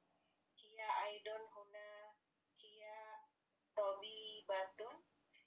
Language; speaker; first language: Arabic; non-native, learner; Indonesian